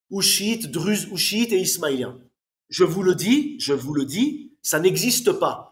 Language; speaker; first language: French; native; French